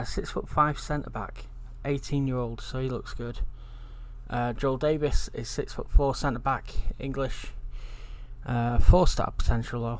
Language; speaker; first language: English; native; English